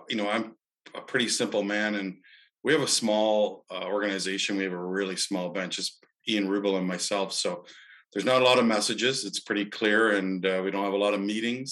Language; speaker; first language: English; native; English